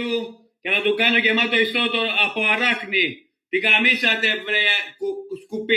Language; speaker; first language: Greek; native; Greek